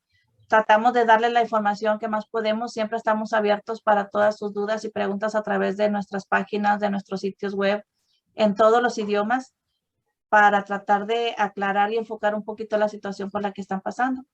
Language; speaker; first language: Spanish; native; Spanish